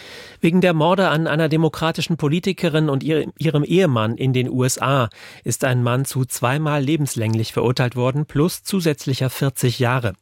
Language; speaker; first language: German; native; German